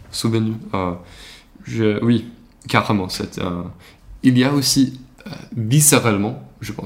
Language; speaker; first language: French; non-native, learner; Swedish